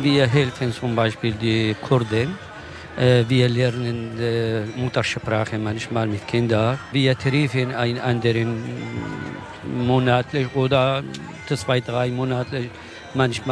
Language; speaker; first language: German; non-native, learner; Kurdish